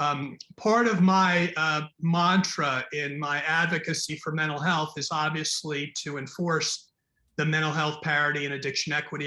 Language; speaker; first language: English; native; English